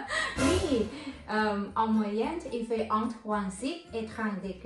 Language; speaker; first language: French; non-native, fluent; Thai